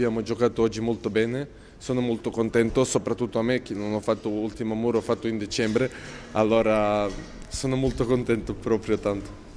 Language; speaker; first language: Italian; non-native, fluent; Serbian